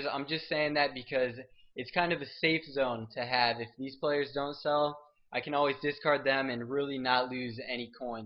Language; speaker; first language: English; native; English